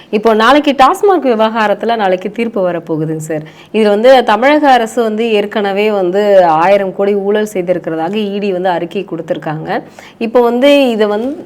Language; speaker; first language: Tamil; native; Tamil